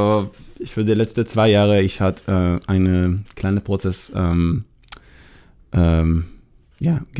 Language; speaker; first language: German; non-native, learner; Hebrew